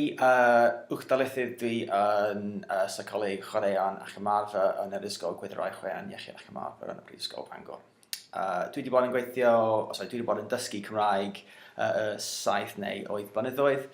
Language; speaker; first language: Welsh; non-native, learner; English